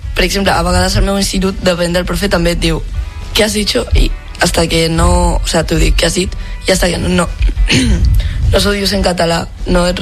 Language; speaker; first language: Catalan; non-native, local second language; Spanish